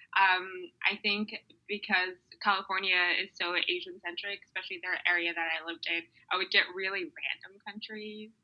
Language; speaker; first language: English; early bilingual, other home language; Mongolian